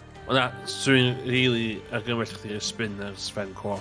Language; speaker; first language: Welsh; native; Welsh